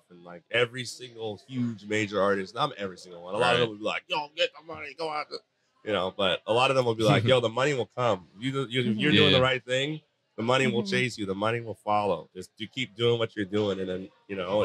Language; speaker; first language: English; native; English